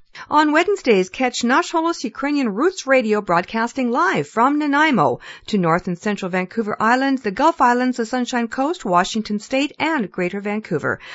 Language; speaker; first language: English; early bilingual, other home language; Ukrainian